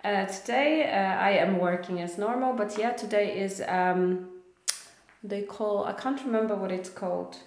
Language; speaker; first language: English; non-native, fluent; Polish